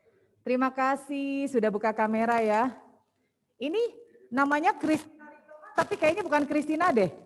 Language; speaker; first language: Indonesian; native; Indonesian